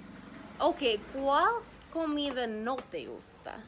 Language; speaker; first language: Spanish; non-native, learner; English